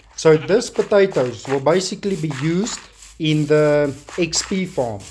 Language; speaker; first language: English; non-native, local second language; Afrikaans